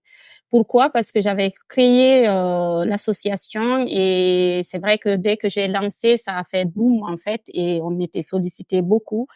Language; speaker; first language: French; non-native, local second language; Fula